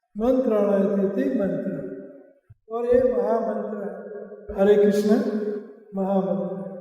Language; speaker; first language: Hindi; non-native, local second language; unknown